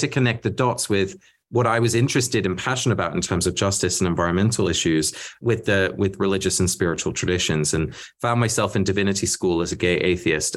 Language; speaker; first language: English; early bilingual, other home language; Dutch